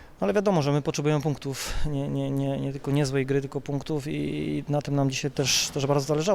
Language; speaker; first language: Polish; native; Polish